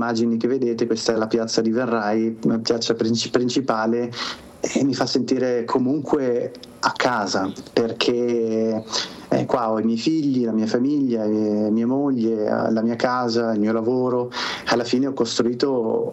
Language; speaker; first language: Italian; native; Italian